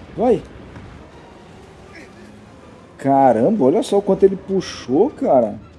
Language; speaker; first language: Portuguese; native; Portuguese